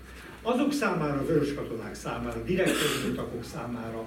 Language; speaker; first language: Hungarian; native; Hungarian